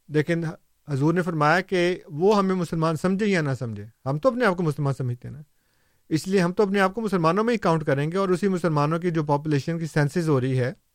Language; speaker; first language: Urdu; non-native, local second language; Punjabi